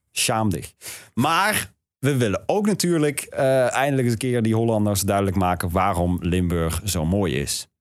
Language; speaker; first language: Dutch; native; Dutch